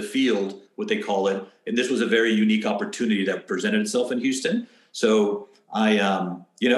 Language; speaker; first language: English; early bilingual, other home language; Spanish